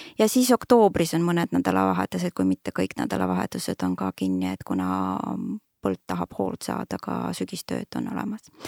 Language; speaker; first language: Estonian; non-native, local second language; Russian